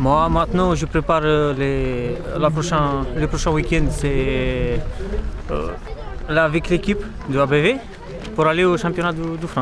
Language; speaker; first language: French; non-native, learner; Romanian